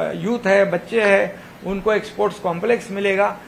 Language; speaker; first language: Hindi; non-native, local second language; Marathi